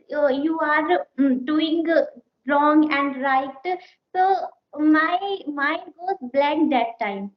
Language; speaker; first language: English; non-native, learner; Hindi